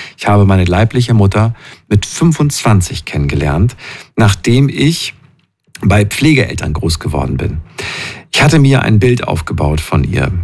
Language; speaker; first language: German; native; German